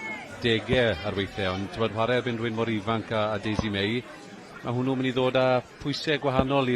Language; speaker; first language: Welsh; native; Welsh